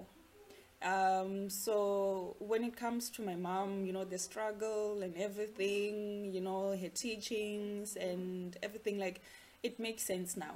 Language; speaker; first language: English; non-native, local second language; Venda